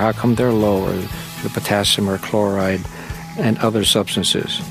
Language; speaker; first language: English; native; English